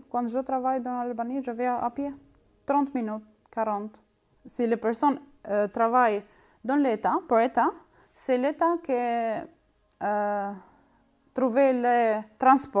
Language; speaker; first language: French; non-native, learner; Albanian